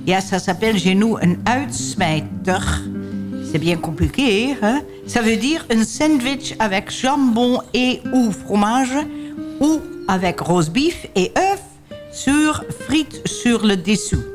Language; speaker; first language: French; non-native, learner; Dutch